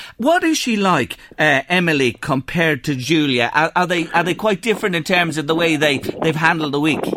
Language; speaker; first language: English; native; English